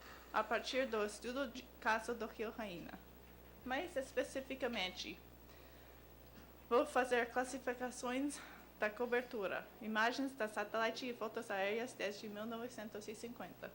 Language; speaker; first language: Portuguese; non-native, learner; English